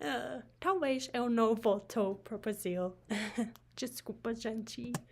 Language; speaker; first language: Portuguese; non-native, learner; English